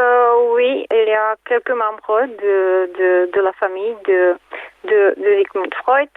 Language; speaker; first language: French; non-native, fluent; Czech